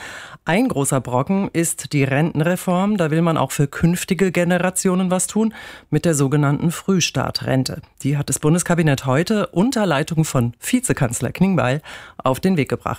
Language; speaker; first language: German; native; German